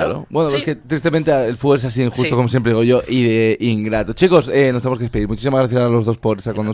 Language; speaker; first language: Spanish; native; Spanish